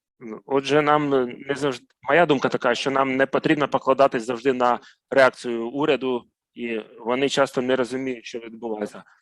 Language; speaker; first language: Ukrainian; non-native, fluent; Arabic